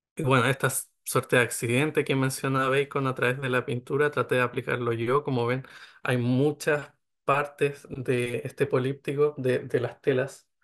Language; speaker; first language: Spanish; native; Spanish